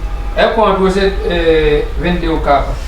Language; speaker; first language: Portuguese; non-native, learner; Haitian Creole